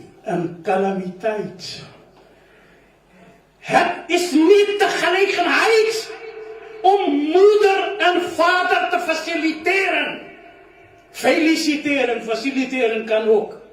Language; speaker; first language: Dutch; non-native, fluent; Urdu